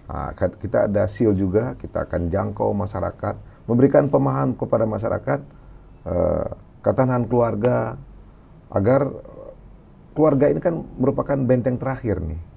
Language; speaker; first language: Indonesian; non-native, local second language; Minangkabau